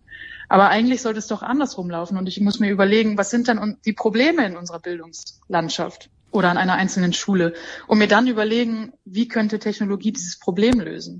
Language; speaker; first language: German; native; German